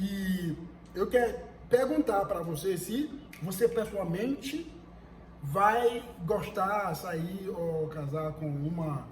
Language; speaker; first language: Portuguese; non-native, fluent; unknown